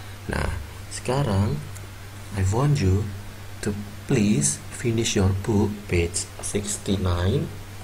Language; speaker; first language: English; non-native, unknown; Indonesian